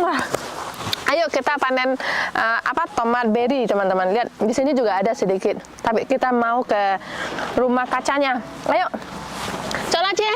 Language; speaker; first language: Indonesian; native; Indonesian